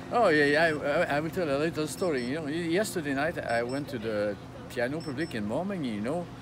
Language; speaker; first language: English; non-native, fluent; French